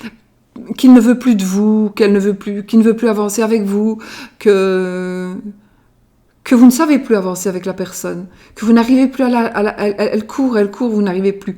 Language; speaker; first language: French; native; French